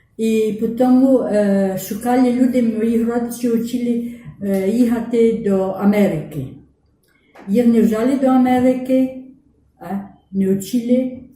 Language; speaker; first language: Ukrainian; early bilingual, heritage; Ukrainian